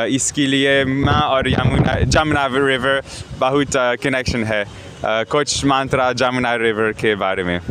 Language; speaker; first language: Hindi; non-native, learner; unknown